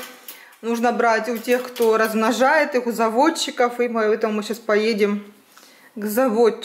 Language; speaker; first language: Russian; native; Russian